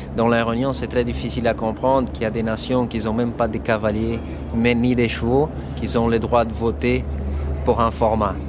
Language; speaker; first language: French; non-native, fluent; Portuguese